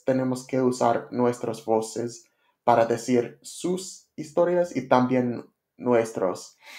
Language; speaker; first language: Spanish; non-native, learner; English